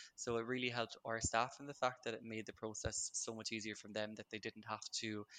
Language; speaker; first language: English; native; English